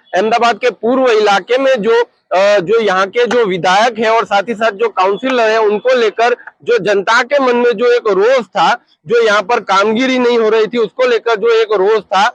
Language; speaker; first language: Hindi; non-native, local second language; Gujarati